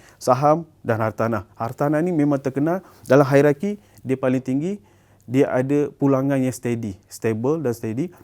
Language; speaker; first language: Malay; native; Malay